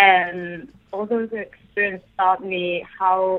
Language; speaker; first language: English; non-native, fluent; Japanese